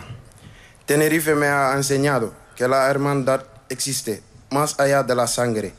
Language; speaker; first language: Spanish; non-native, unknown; Wolof